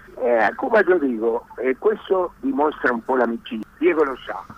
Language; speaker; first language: Italian; non-native, learner; Spanish